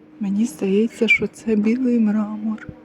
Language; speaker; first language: Ukrainian; native; Ukrainian